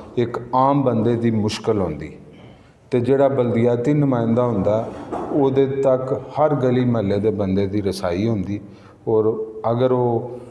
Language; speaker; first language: Punjabi; native; Punjabi